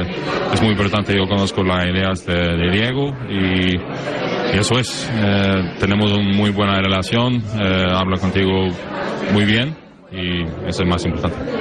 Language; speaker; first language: Spanish; non-native, learner; Norwegian